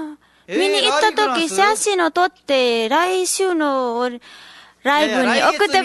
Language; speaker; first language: Japanese; non-native, learner; Nepali